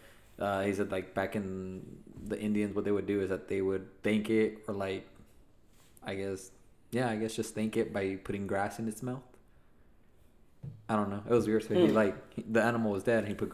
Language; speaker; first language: English; non-native, fluent; Spanish